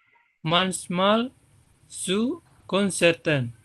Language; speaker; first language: German; non-native, learner; Indonesian